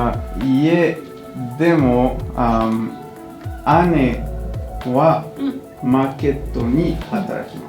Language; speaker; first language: Japanese; non-native, learner; French